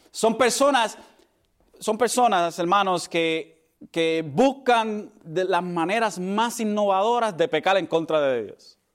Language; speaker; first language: Spanish; early bilingual, heritage; Spanish